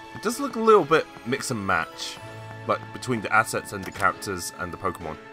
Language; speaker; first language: English; native; English